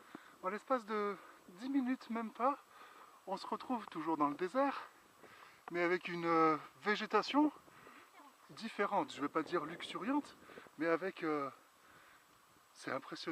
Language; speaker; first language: French; native; French